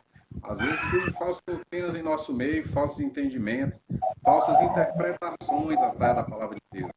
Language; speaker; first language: Portuguese; native; Portuguese